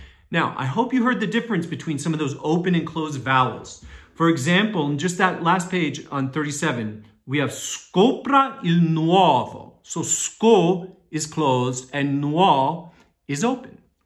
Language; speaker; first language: English; native; English